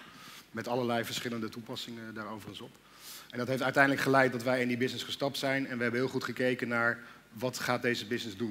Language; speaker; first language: Dutch; native; Dutch